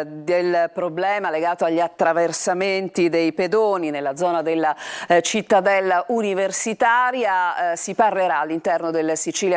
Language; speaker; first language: Italian; native; Italian